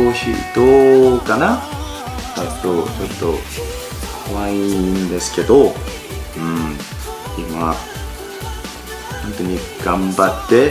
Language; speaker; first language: Japanese; non-native, learner; Korean